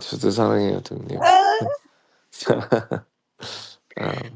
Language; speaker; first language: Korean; early bilingual, heritage; Korean